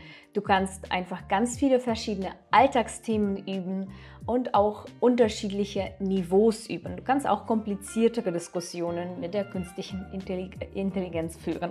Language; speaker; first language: German; non-native, fluent; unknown